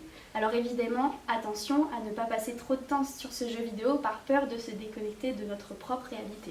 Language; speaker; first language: French; native; French